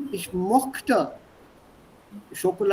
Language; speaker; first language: German; non-native, fluent; Hindi